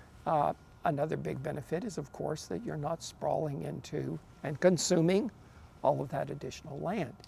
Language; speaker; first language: English; native; English